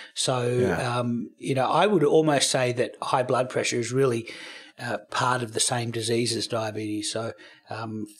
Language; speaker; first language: English; native; English